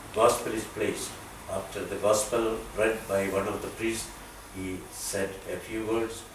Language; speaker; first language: English; non-native, local second language; Malayalam